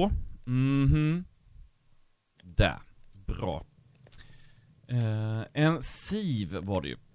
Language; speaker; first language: Swedish; native; Swedish